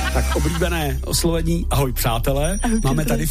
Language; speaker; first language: Czech; native; Czech